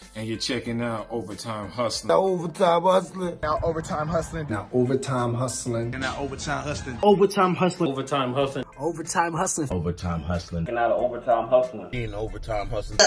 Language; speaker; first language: English; native; English